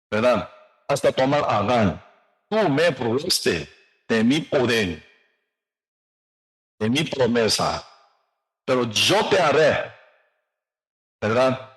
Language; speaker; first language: Spanish; non-native, learner; Korean